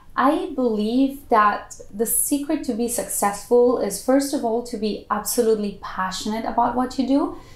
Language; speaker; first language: English; non-native, fluent; Italian